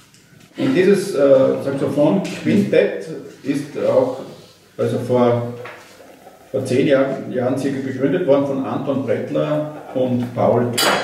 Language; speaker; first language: German; native; German